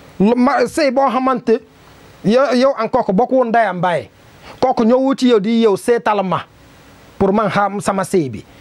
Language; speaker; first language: Wolof; non-native, learner; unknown